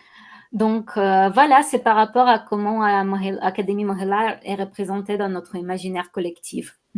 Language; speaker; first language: French; non-native, fluent; Ukrainian